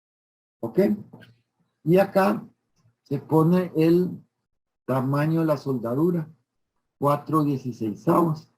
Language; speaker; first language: Spanish; native; Spanish